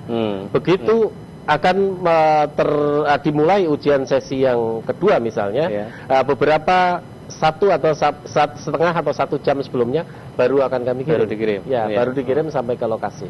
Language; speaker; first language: Indonesian; native; Indonesian